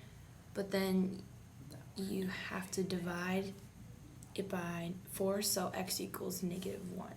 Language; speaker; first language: English; native; English